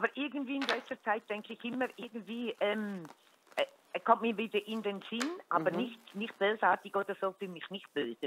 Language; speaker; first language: German; native; German